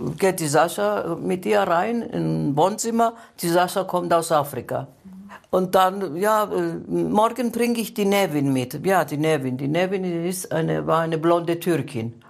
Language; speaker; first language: German; non-native, fluent; Greek